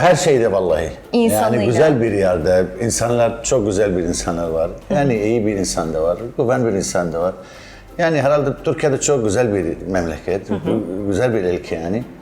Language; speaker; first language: Turkish; non-native, learner; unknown